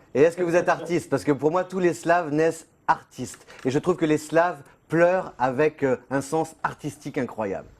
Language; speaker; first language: French; native; French